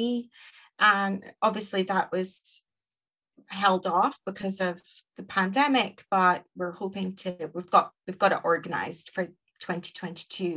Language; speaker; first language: English; native; English